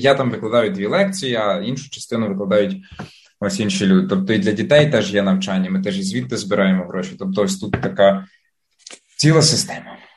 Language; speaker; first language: Ukrainian; native; Ukrainian